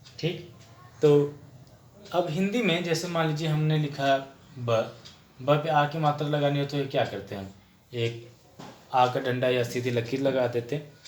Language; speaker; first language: Hindi; native; Hindi